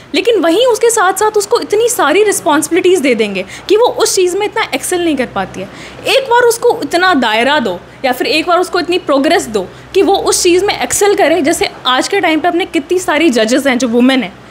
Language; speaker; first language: Hindi; native; Hindi